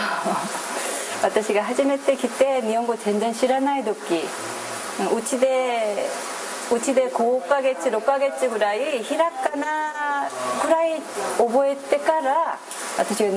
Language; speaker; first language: Japanese; non-native, learner; Korean